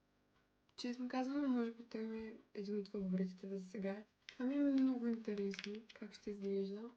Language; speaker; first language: Bulgarian; native; Bulgarian